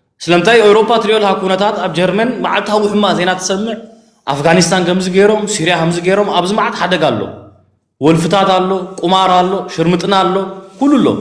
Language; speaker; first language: Tigrinya; early bilingual, heritage; Tigrinya